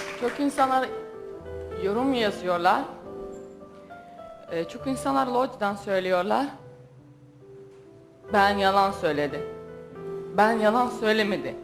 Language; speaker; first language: Turkish; non-native, learner; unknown